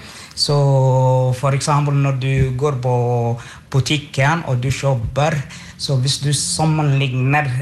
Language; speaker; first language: Norwegian; non-native, fluent; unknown